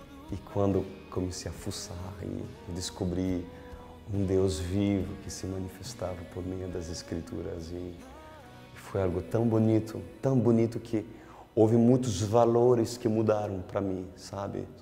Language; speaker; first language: Portuguese; non-native, fluent; French